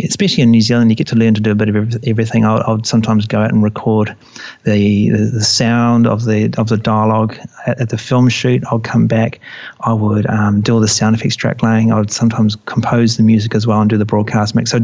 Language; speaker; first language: English; native; English